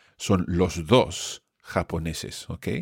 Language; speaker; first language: Spanish; non-native, fluent; English